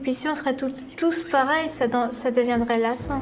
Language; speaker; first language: French; native; French